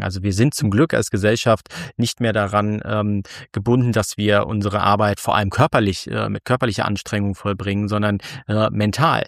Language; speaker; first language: German; native; German